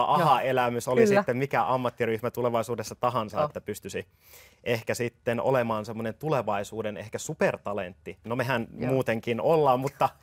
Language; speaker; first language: Finnish; native; Finnish